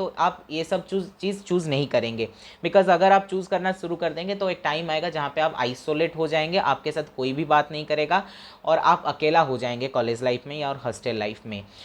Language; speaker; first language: Hindi; non-native, local second language; Odia